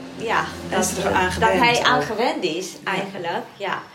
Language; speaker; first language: Dutch; non-native, fluent; Romanian